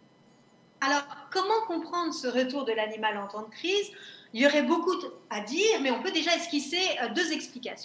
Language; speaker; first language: French; native; French